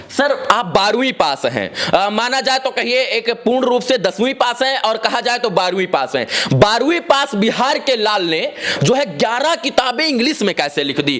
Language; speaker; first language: Hindi; native; Hindi